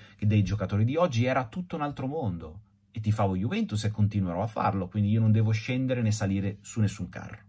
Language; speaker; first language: Italian; native; Italian